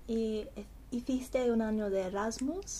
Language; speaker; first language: Spanish; non-native, learner; English